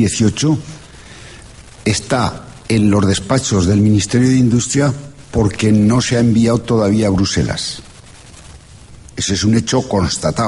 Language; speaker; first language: Spanish; native; Spanish